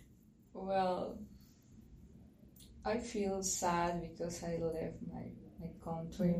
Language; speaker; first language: English; non-native, learner; Spanish